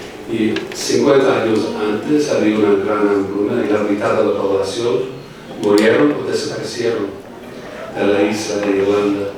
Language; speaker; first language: Spanish; non-native, fluent; English